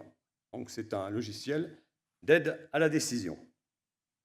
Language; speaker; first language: French; native; French